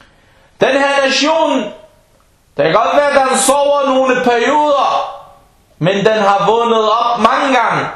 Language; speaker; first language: Danish; non-native, fluent; Arabic